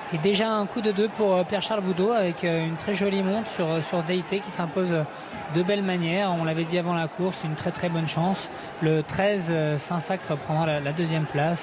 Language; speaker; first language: French; native; French